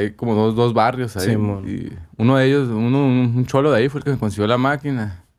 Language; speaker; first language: Spanish; native; Spanish